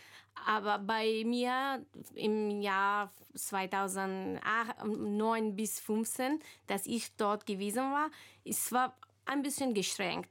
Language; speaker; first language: German; non-native, learner; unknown